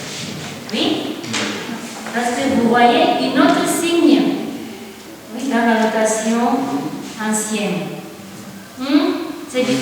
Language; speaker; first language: French; non-native, fluent; Italian